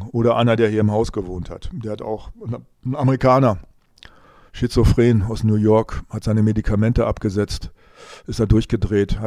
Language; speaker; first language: German; native; German